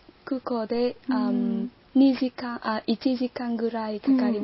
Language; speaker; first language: Japanese; non-native, learner; Vietnamese